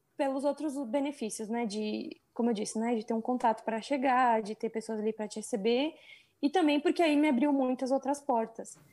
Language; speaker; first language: Portuguese; native; Portuguese